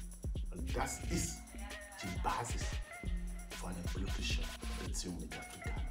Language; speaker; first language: German; non-native, fluent; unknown